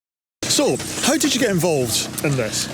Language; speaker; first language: English; native; English